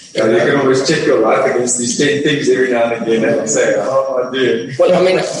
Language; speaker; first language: English; native; English